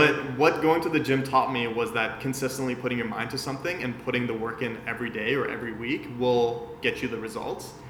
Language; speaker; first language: English; early bilingual, other home language; Persian